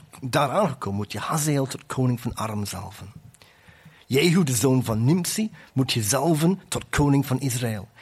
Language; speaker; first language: Dutch; non-native, fluent; English